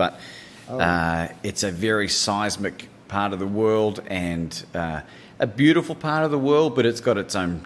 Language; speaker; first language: English; native; English